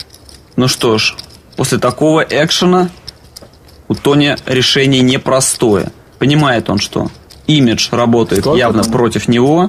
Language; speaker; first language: Russian; native; Russian